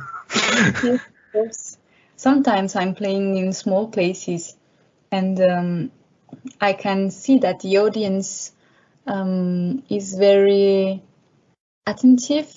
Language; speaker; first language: English; non-native, learner; French